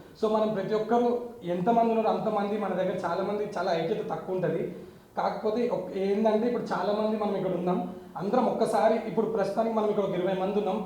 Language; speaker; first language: Telugu; native; Telugu